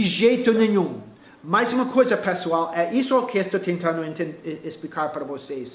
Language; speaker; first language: Portuguese; non-native, fluent; English